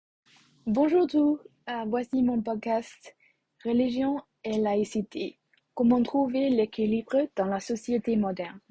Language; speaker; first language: French; non-native, learner; English